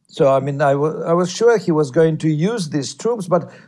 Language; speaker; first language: English; non-native, fluent; Russian